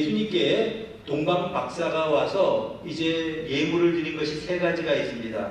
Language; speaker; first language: Korean; native; Korean